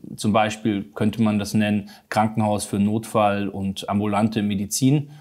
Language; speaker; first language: German; native; German